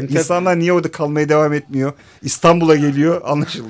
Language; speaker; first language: Turkish; native; Turkish